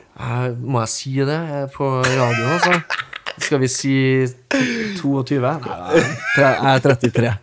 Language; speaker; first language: Norwegian; native; Norwegian